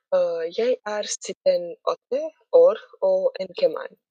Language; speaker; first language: Norwegian; non-native, learner; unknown